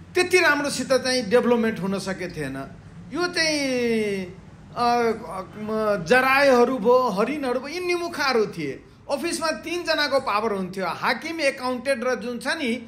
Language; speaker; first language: Nepali; non-native, local second language; Maithili